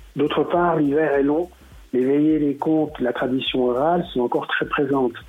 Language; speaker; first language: French; native; French